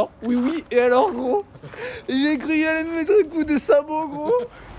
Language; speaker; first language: French; native; French